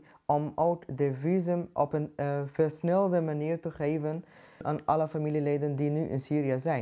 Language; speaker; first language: Dutch; non-native, fluent; Arabic